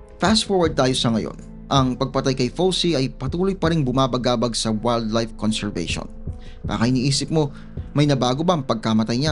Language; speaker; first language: Filipino; native; Filipino